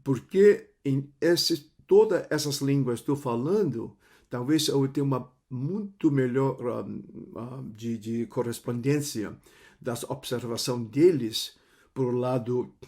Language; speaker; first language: Portuguese; non-native, fluent; Cantonese